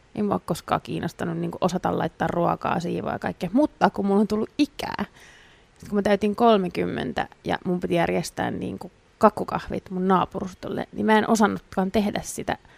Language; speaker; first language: Finnish; native; Finnish